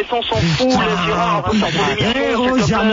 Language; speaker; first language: French; native; French